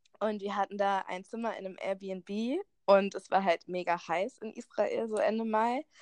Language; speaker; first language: German; native; German